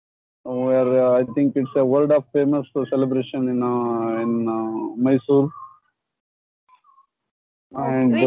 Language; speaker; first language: English; non-native, learner; Kannada